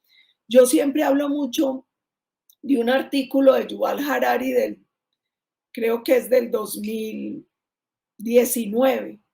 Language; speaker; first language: Spanish; native; Spanish